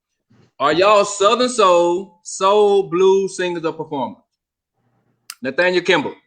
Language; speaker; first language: English; native; English